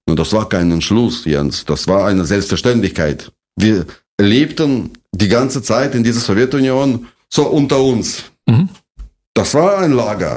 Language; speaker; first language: German; non-native, fluent; Russian